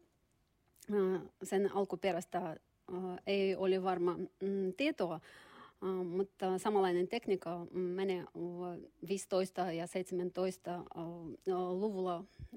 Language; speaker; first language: Finnish; non-native, learner; Russian